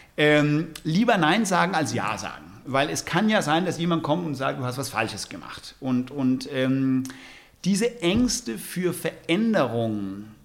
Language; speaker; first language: German; non-native, fluent; Danish